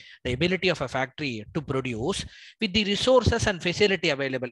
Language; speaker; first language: English; non-native, local second language; Tamil